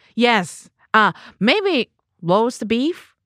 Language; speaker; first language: English; non-native, learner; Japanese